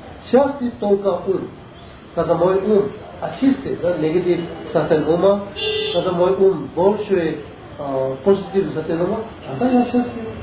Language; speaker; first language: Russian; non-native, learner; Tibetan